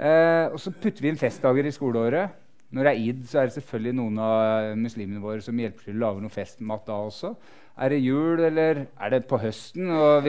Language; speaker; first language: Norwegian; native; Norwegian